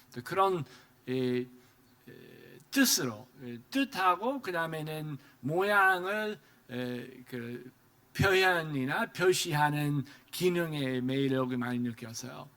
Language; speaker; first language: Korean; non-native, fluent; English